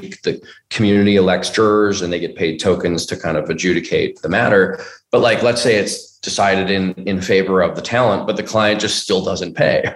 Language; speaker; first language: English; native; English